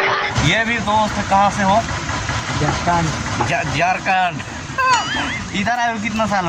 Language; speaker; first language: Hindi; non-native, local second language; Chhattisgarhi